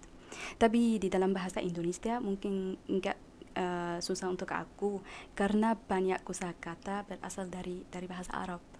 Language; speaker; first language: Indonesian; non-native, learner; Arabic